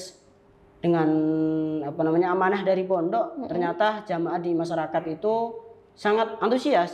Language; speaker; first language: Indonesian; non-native, local second language; Javanese